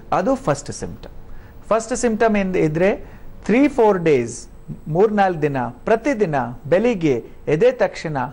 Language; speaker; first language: Kannada; non-native, learner; Hindi